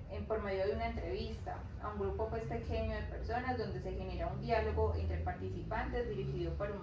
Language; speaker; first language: Spanish; native; Spanish